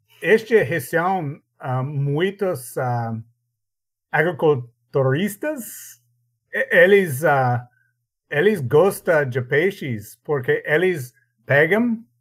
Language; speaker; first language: Portuguese; non-native, learner; English